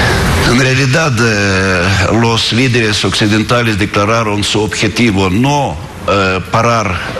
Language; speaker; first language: Spanish; non-native, fluent; Russian